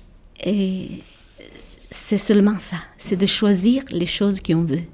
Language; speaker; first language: French; non-native, local second language; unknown